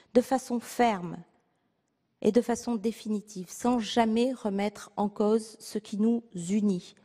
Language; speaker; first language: French; native; French